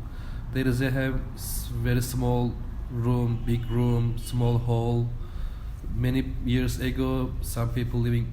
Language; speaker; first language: English; non-native, learner; Turkish